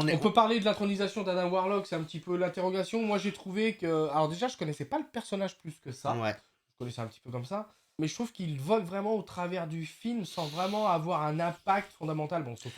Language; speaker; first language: French; native; French